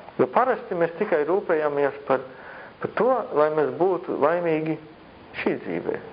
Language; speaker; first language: Latvian; native; Latvian